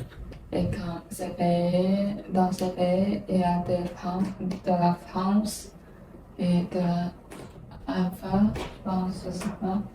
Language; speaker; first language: French; non-native, learner; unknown